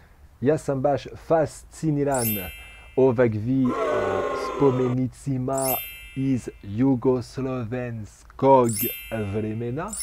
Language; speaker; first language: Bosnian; non-native, learner; French